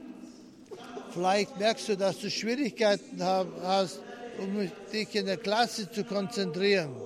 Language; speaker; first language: German; early bilingual, heritage; German